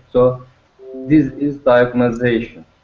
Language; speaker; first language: English; non-native, learner; Turkish